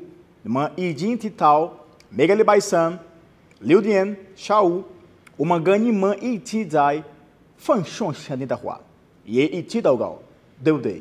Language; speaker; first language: Chinese; non-native, learner; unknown